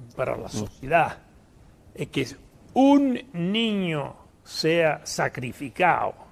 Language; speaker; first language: Spanish; early bilingual, heritage; Spanish